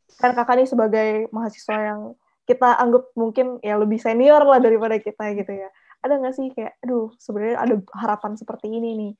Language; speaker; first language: Indonesian; native; Indonesian